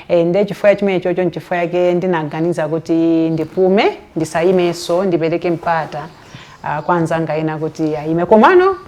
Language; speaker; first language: Nyanja; native; Nyanja